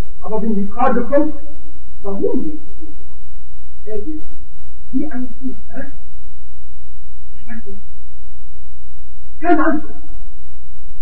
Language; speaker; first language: German; non-native, fluent; Arabic